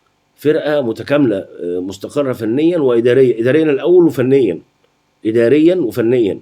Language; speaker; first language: Arabic; native; Arabic